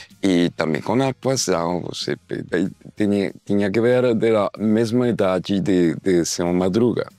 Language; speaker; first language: Portuguese; non-native, learner; Spanish